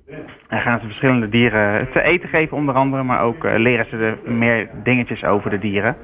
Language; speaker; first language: Dutch; native; Dutch